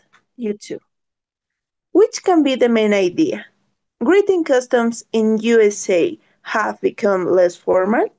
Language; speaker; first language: English; non-native, learner; Spanish